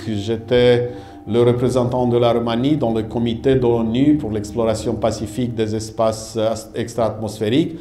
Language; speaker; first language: French; non-native, fluent; Romanian